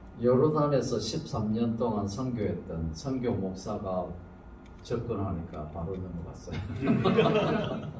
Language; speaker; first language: Korean; native; Korean